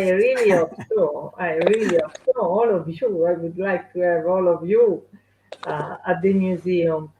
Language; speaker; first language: English; non-native, fluent; Italian